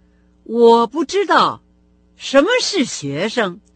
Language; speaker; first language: Chinese; non-native, fluent; Russian